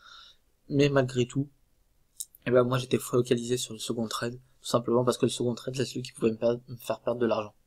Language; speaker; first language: French; native; French